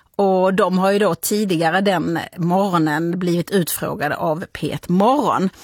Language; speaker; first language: Swedish; native; Swedish